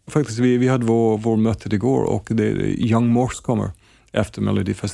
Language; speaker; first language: Swedish; non-native, fluent; English